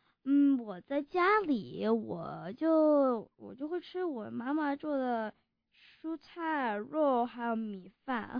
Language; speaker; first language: Chinese; early bilingual, heritage; Chinese